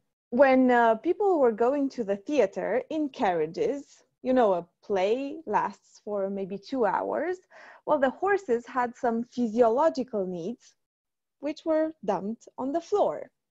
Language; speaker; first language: English; non-native, fluent; Romanian